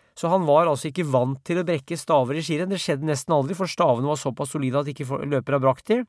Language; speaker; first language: Norwegian; native; Norwegian